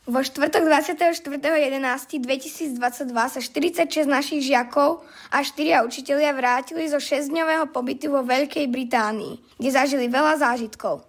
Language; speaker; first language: Slovak; native; Slovak